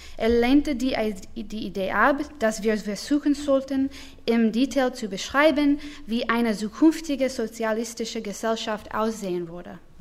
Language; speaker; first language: German; non-native, learner; English